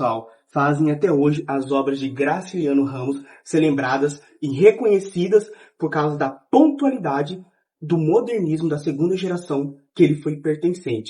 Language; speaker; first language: Portuguese; native; Portuguese